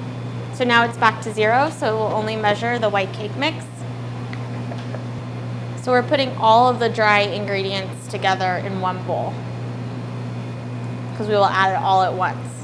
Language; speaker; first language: English; native; English